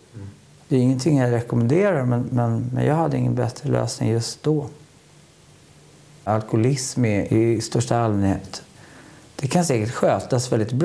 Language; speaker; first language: Swedish; native; Swedish